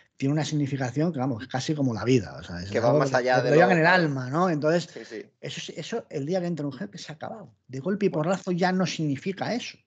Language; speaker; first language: Spanish; native; Spanish